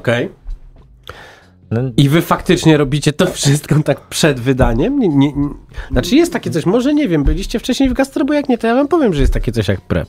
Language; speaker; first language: Polish; native; Polish